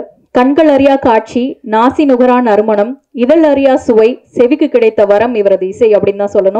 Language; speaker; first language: Tamil; native; Tamil